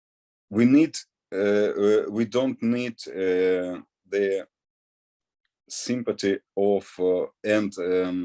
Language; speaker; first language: English; non-native, learner; Ukrainian